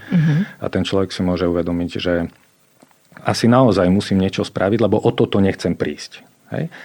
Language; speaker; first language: Slovak; native; Slovak